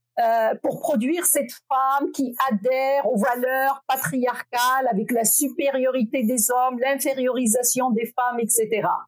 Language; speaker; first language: French; non-native, local second language; Arabic